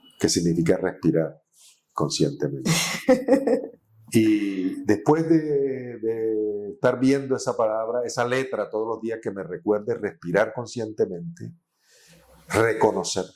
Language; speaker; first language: Spanish; native; Spanish